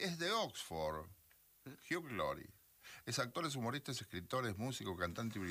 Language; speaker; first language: Spanish; native; Spanish